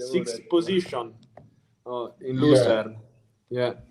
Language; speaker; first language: English; non-native, learner; Italian